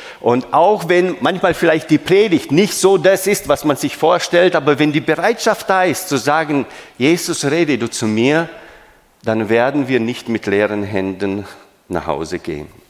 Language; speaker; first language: German; non-native, fluent; Romanian